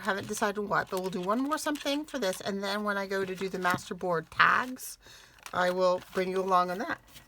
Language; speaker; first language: English; native; English